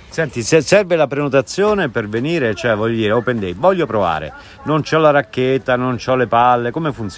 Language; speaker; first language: Italian; native; Italian